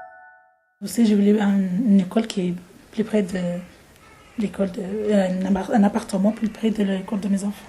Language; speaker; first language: French; non-native, fluent; Arabic